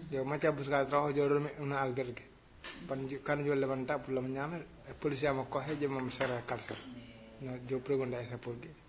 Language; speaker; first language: Spanish; non-native, learner; Wolof